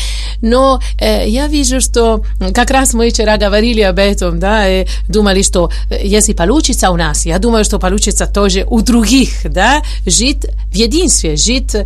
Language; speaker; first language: Russian; non-native, fluent; Italian